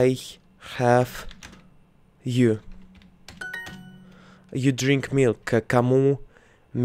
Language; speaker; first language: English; non-native, learner; Russian